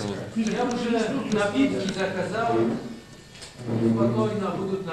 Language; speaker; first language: Russian; non-native, learner; Polish